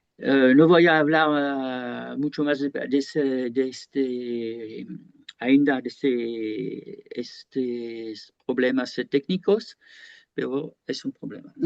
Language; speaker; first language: Spanish; non-native, fluent; French